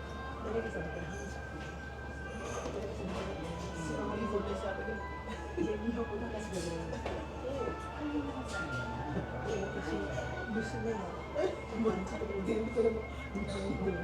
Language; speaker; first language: Japanese; native; Japanese